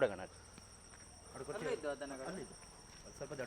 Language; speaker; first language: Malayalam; non-native, learner; Kannada